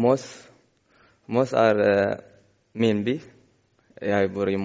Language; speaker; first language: Norwegian; non-native, learner; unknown